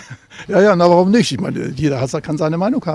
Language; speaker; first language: German; native; German